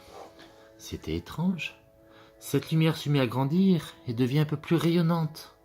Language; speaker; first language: French; native; French